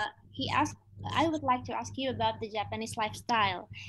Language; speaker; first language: English; non-native, fluent; Indonesian